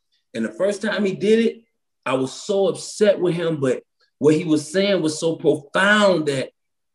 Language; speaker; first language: English; native; English